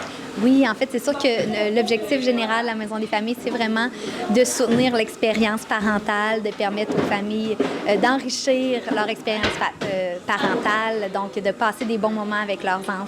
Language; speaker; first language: French; native; French